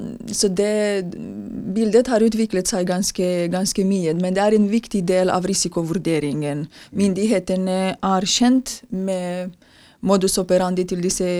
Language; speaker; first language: Norwegian; non-native, fluent; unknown